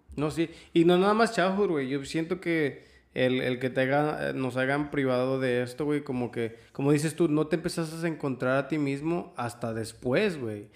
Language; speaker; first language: Spanish; early bilingual, other home language; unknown